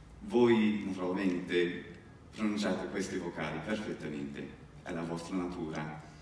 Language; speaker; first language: Italian; non-native, fluent; English